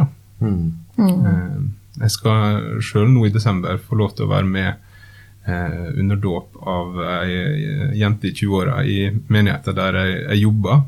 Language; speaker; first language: Norwegian; native; Norwegian